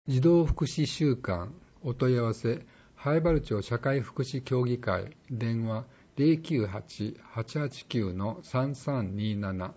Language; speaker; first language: Japanese; native; Japanese